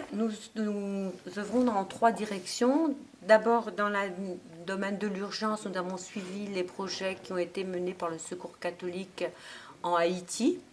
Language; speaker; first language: French; native; French